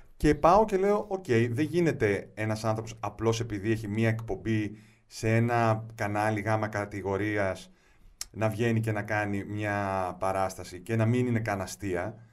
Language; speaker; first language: Greek; native; Greek